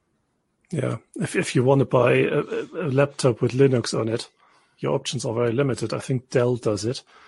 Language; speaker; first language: English; non-native, fluent; German